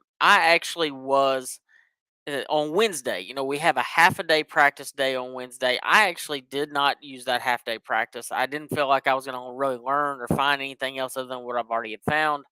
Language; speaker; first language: English; native; English